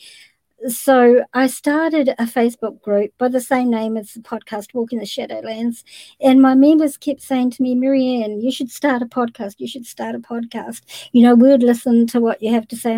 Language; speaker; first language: English; native; English